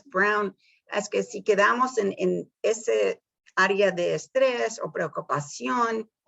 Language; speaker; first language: Spanish; early bilingual, heritage; Spanish